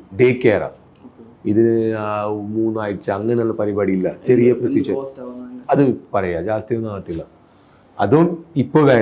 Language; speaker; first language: Malayalam; non-native, local second language; Tamil